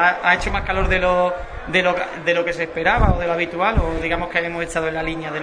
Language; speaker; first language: Spanish; native; Spanish